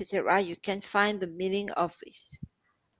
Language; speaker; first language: English; non-native, fluent; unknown